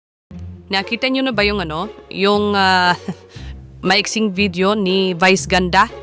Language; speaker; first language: Filipino; native; Filipino